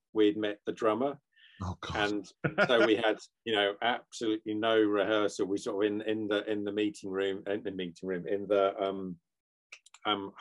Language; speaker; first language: English; native; English